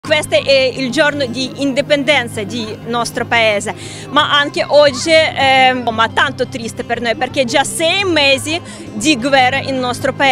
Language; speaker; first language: Italian; non-native, learner; Ukrainian